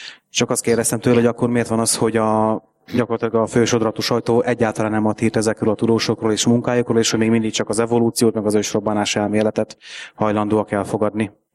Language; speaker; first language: Hungarian; native; Hungarian